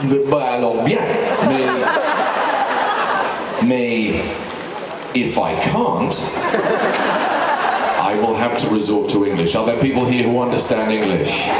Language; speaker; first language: English; native; English